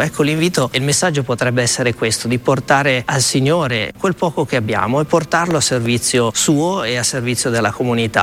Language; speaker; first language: Italian; native; Italian